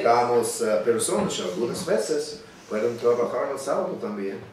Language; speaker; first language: Spanish; non-native, learner; English